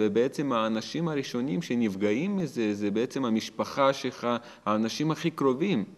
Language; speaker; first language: Hebrew; non-native, fluent; Russian